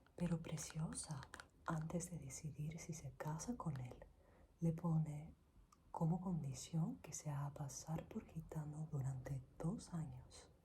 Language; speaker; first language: Spanish; non-native, learner; Greek